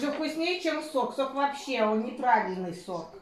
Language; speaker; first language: Russian; native; Russian